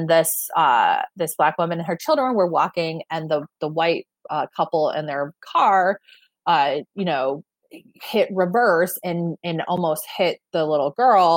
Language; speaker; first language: English; native; English